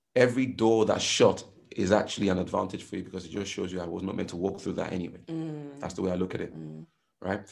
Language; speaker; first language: English; non-native, local second language; Yoruba